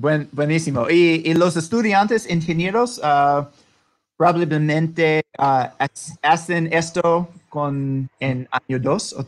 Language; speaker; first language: Spanish; non-native, learner; English